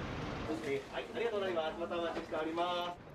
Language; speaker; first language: Japanese; native; Japanese